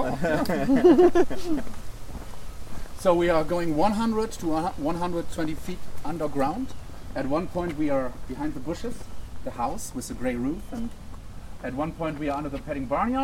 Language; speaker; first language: English; non-native, fluent; German